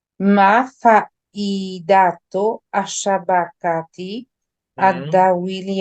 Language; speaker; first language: Arabic; non-native, learner; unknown